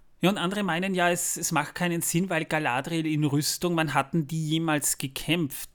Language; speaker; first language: German; native; German